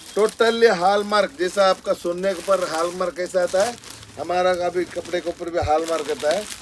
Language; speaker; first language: Hindi; non-native, local second language; Telugu